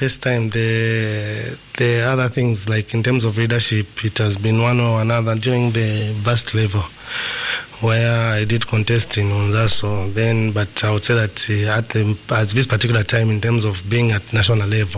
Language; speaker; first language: English; non-native, local second language; Nyanja